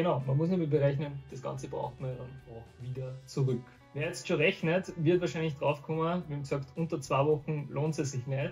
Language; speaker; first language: German; native; German